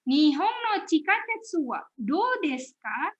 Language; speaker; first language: Japanese; non-native, fluent; Indonesian